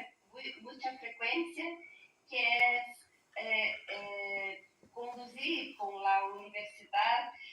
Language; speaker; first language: Spanish; non-native, learner; Portuguese